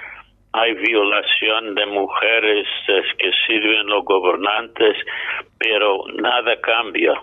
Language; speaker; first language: Spanish; non-native, fluent; English